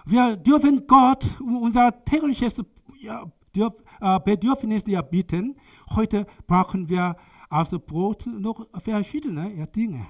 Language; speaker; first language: German; non-native, learner; Korean